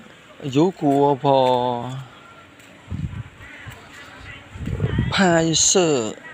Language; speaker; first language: Chinese; non-native, learner; Khmer